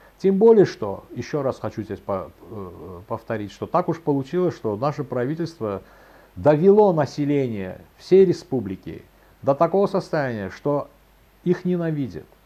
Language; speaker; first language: Russian; non-native, local second language; Azerbaijani